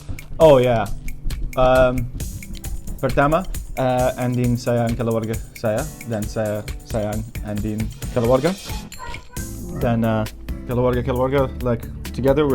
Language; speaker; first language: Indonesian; non-native, learner; English